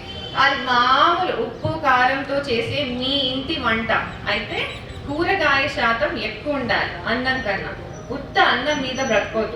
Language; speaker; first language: Telugu; native; Telugu